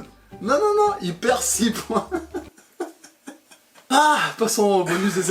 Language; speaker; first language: French; native; French